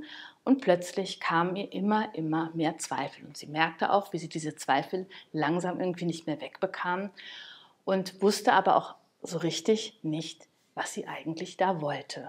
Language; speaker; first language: German; native; German